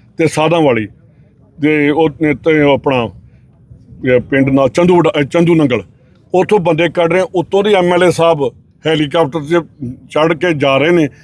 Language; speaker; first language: Punjabi; native; Punjabi